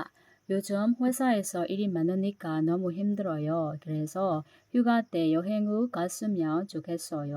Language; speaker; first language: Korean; non-native, fluent; Burmese